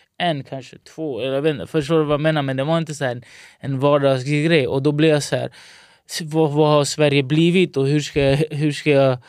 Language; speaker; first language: Swedish; early bilingual, other home language; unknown